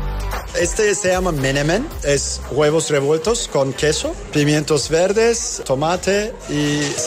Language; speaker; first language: Spanish; non-native, learner; Turkish